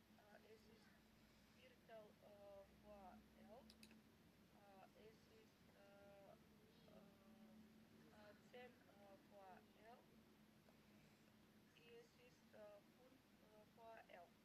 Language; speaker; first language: German; non-native, learner; Macedonian